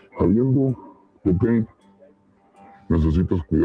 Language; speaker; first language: Spanish; native; Spanish